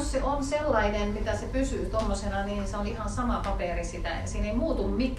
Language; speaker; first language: Finnish; native; Finnish